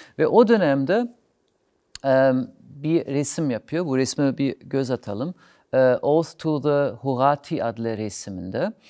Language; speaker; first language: Turkish; non-native, fluent; German